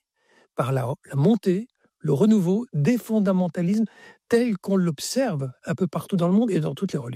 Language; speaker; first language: French; native; French